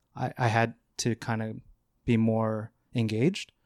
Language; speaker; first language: English; native; English